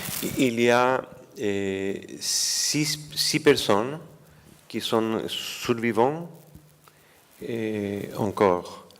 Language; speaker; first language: French; non-native, fluent; Spanish